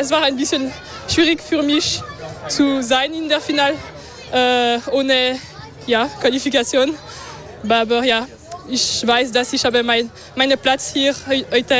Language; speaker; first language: German; non-native, local second language; French